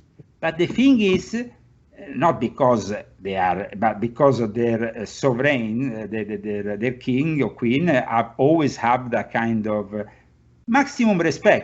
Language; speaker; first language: English; non-native, fluent; Italian